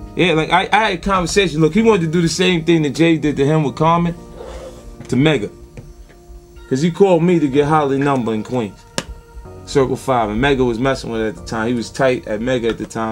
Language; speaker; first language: English; native; English